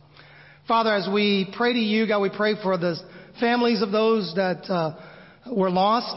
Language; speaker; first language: English; native; English